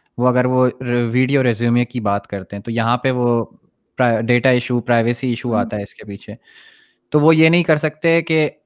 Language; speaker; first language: Urdu; native; Urdu